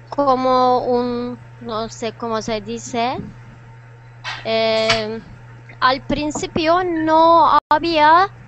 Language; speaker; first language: Spanish; non-native, learner; Turkish